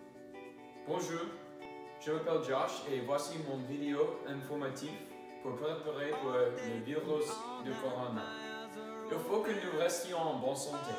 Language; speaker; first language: French; non-native, learner; English